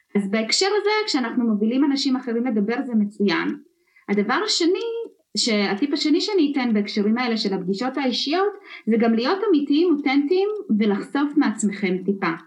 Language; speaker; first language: Hebrew; early bilingual, other home language; Russian